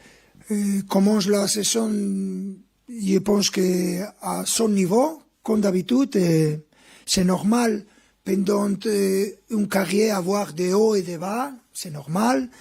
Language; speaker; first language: French; non-native, fluent; Spanish